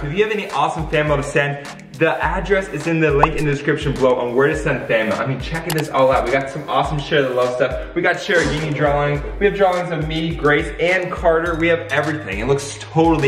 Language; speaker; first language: English; native; English